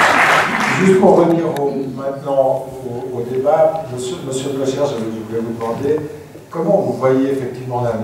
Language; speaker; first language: French; native; French